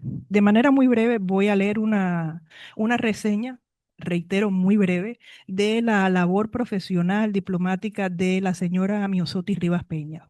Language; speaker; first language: Spanish; native; Spanish